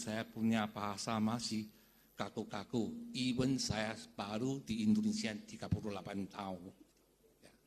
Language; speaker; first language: Indonesian; non-native, fluent; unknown